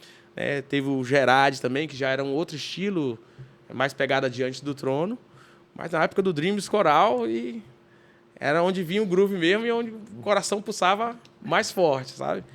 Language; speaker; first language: Portuguese; native; Portuguese